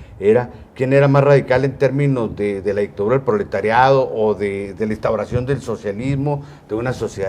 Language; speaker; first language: Spanish; native; Spanish